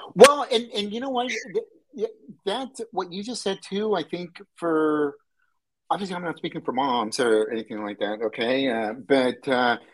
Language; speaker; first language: English; early bilingual, other home language; Spanish